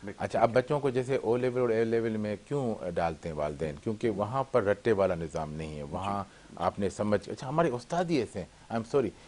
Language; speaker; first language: Urdu; native; Urdu